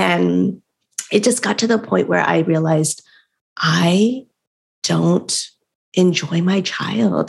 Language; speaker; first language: English; native; English